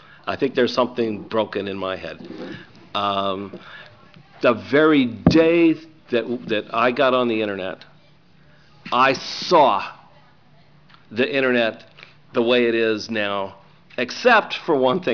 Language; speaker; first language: English; native; English